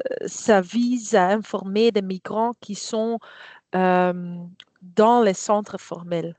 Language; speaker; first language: French; non-native, fluent; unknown